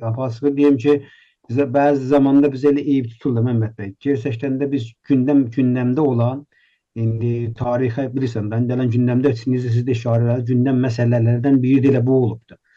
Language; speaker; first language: Azerbaijani; native; Azerbaijani